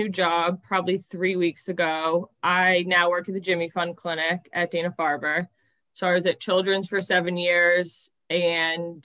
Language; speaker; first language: English; native; English